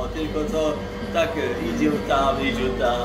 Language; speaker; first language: Polish; non-native, learner; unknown